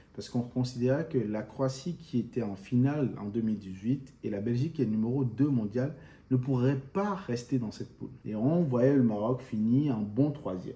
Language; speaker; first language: French; non-native, local second language; Fon